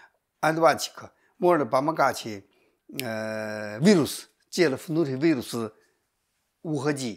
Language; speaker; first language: Russian; non-native, learner; Chinese